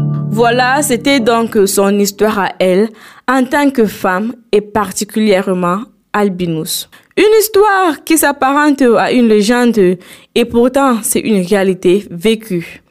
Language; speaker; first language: French; non-native, local second language; Fula